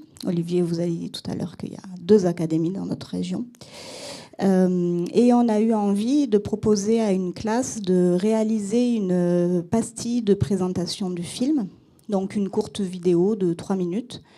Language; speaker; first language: French; native; French